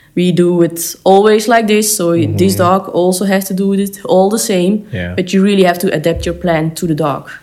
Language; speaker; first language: English; non-native, fluent; Dutch